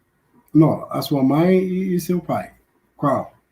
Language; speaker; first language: Portuguese; non-native, learner; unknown